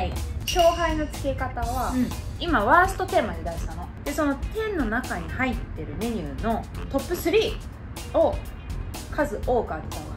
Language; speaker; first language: Japanese; native; Japanese